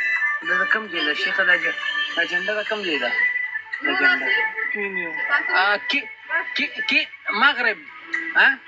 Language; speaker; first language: Arabic; non-native, learner; Urdu